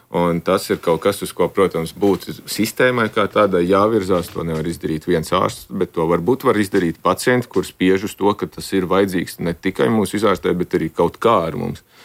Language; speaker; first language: Latvian; native; Latvian